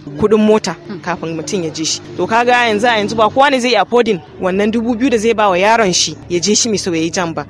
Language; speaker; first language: Hausa; native; Hausa